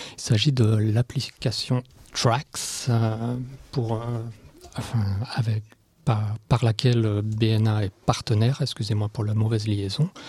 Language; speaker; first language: French; native; French